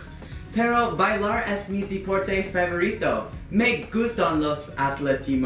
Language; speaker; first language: Spanish; non-native, learner; English